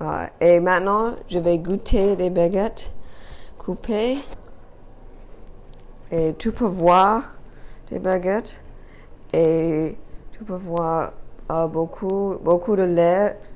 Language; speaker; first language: French; non-native, learner; English